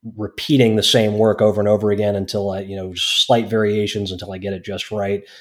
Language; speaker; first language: English; native; English